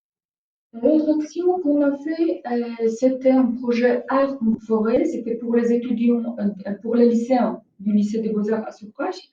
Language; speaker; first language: French; non-native, fluent; Polish